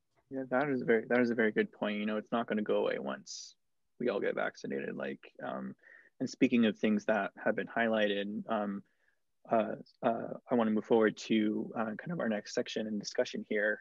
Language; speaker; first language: English; early bilingual, other home language; Spanish